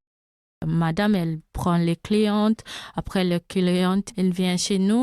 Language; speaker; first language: French; non-native, learner; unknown